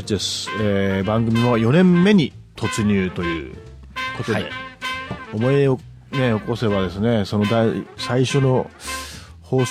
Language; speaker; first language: Japanese; native; Japanese